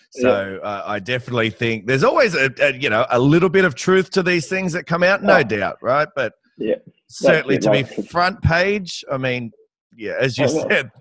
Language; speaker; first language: English; native; English